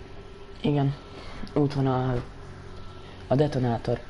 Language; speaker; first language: Hungarian; native; Hungarian